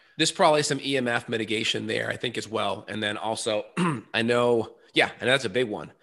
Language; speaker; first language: English; native; English